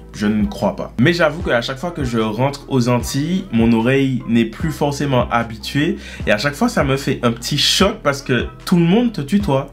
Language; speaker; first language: French; native; French